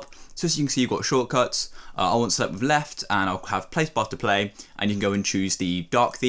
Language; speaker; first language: English; native; English